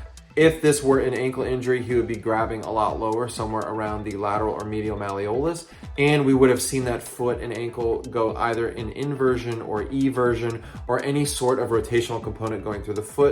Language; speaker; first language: English; native; English